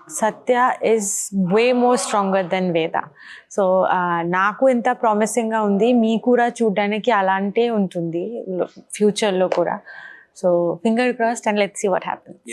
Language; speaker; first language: Telugu; non-native, local second language; Bangla